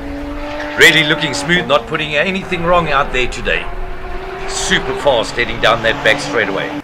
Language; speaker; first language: English; native; English